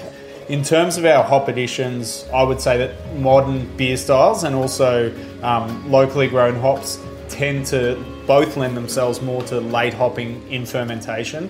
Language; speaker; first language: English; native; English